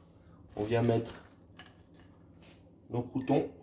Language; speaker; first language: French; native; French